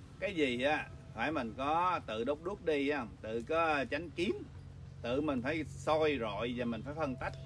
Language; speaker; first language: Vietnamese; early bilingual, other home language; English